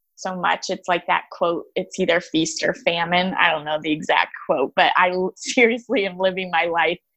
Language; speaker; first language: English; native; English